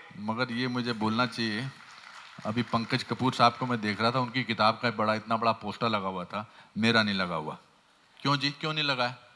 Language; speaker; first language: Hindi; native; Hindi